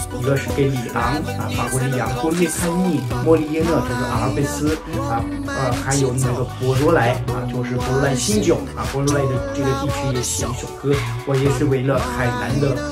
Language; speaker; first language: Chinese; non-native, fluent; French